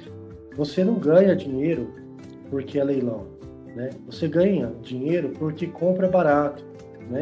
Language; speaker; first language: Portuguese; native; Portuguese